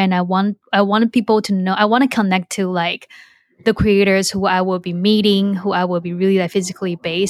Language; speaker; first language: English; non-native, fluent; Chinese